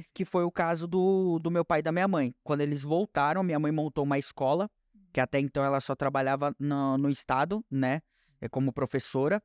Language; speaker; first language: Portuguese; native; Portuguese